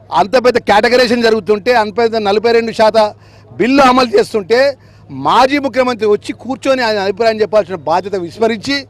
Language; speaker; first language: Telugu; native; Telugu